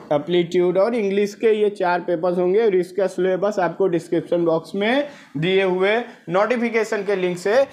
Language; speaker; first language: Hindi; native; Hindi